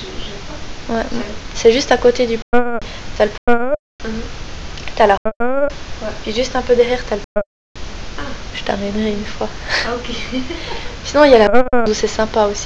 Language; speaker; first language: French; native; French